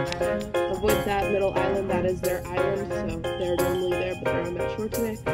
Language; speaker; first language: English; native; English